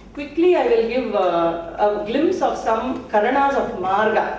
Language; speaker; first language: English; non-native, local second language; Kannada